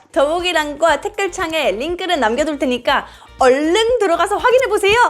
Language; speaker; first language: Korean; non-native, fluent; German